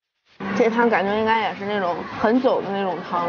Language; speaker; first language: Chinese; native; Chinese